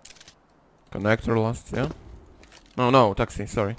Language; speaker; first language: English; non-native, learner; Polish